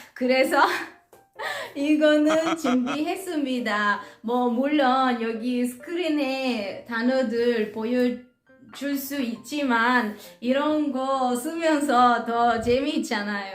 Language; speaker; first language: Korean; non-native, learner; Italian